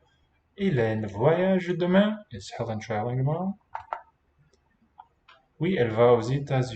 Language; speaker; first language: French; non-native, fluent; English